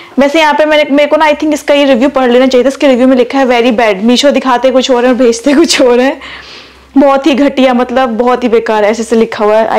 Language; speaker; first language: Hindi; native; Hindi